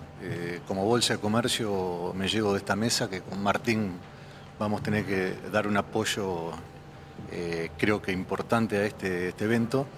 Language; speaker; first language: Spanish; native; Spanish